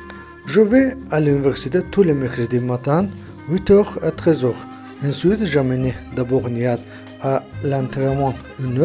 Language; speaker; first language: French; non-native, learner; Azerbaijani